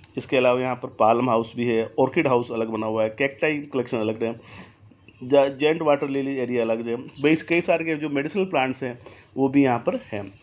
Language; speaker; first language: Hindi; native; Hindi